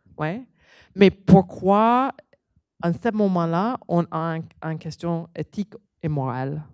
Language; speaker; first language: French; non-native, learner; English